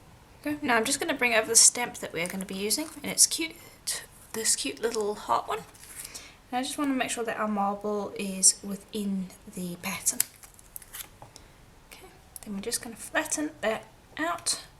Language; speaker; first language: English; native; English